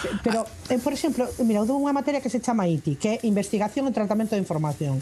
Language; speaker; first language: Galician; non-native, local second language; Spanish